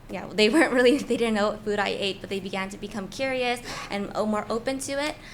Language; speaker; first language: English; native; English